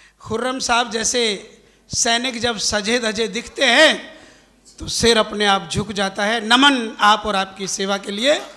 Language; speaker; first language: Hindi; native; Hindi